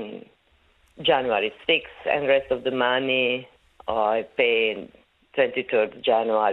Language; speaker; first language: English; non-native, learner; Croatian